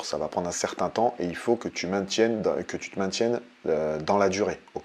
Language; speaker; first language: French; native; French